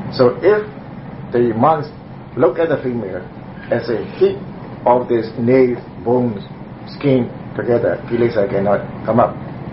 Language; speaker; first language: English; non-native, fluent; Burmese